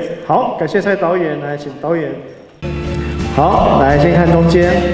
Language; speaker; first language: Chinese; native; Chinese